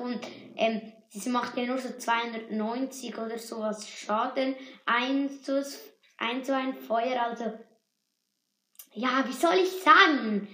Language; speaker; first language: German; native; German